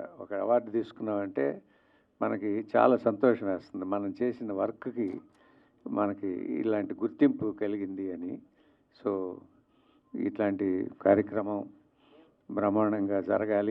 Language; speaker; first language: Telugu; native; Telugu